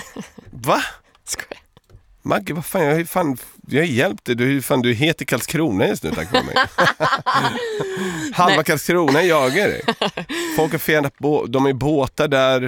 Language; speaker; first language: Swedish; native; Swedish